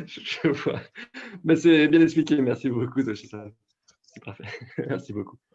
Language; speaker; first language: French; native; French